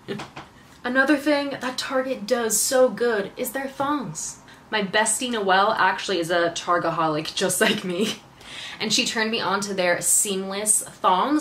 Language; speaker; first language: English; native; English